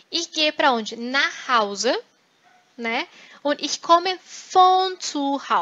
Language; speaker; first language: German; non-native, fluent; Portuguese